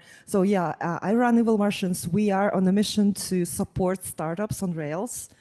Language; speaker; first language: English; non-native, fluent; Russian